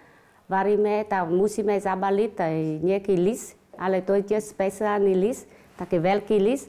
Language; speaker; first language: Slovak; non-native, learner; Vietnamese